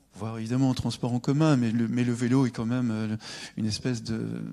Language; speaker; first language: French; native; French